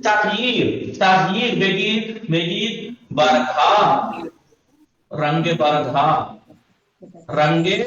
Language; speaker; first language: Persian; non-native, fluent; Urdu